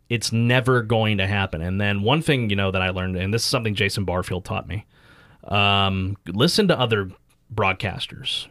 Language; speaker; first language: English; early bilingual, other home language; Filipino